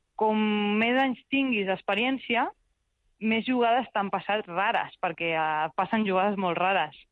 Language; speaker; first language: Catalan; early bilingual, other home language; Spanish